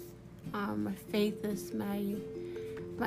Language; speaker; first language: English; non-native, fluent; Amharic